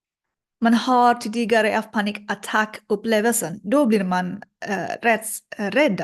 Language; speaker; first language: Swedish; non-native, learner; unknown